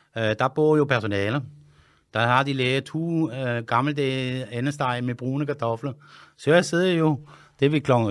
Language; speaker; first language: Danish; non-native, fluent; French